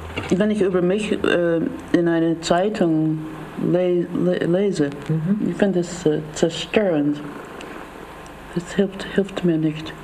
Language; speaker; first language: German; non-native, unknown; English